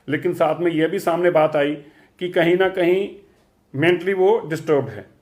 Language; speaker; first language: Hindi; non-native, local second language; Punjabi